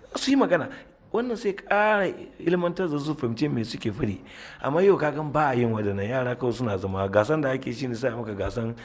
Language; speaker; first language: Hausa; native; Hausa